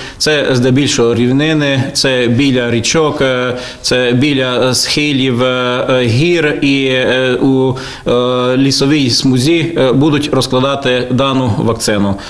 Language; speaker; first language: Ukrainian; native; Ukrainian